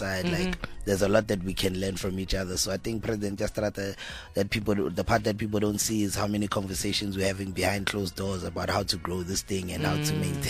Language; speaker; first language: English; non-native, local second language; Tswana